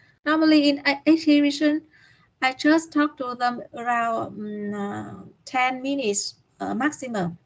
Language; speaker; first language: English; non-native, learner; Vietnamese